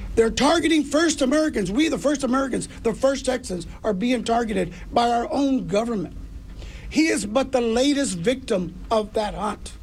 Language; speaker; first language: English; early bilingual, other home language; Spanish